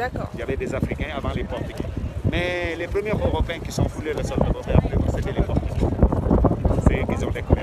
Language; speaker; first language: French; non-native, local second language; Wolof